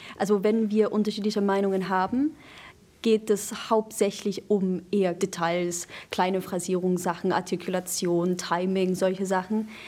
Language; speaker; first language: German; non-native, fluent; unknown